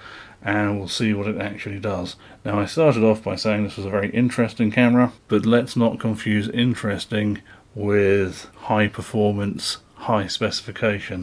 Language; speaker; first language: English; native; English